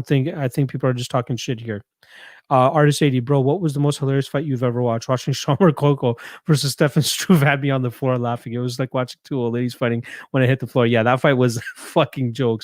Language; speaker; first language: English; native; English